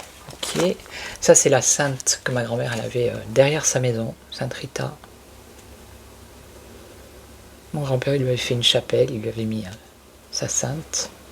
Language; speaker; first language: French; native; French